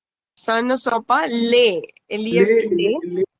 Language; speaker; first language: French; non-native, fluent; Hindi